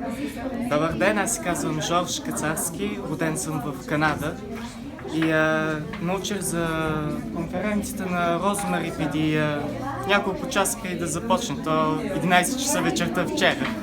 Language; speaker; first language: Bulgarian; early bilingual, heritage; Bulgarian